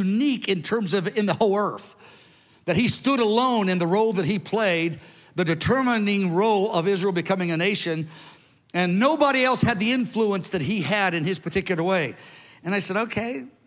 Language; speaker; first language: English; native; English